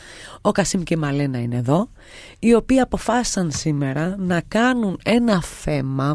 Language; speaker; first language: Greek; native; Greek